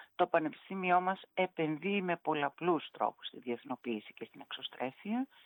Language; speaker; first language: Greek; native; Greek